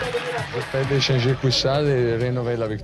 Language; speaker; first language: French; non-native, learner; Italian